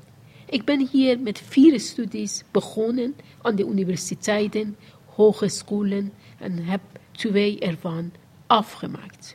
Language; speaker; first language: Dutch; non-native, fluent; Persian